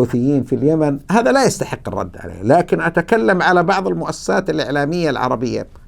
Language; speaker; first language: Arabic; native; Arabic